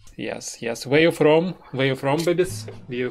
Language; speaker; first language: English; non-native, learner; Russian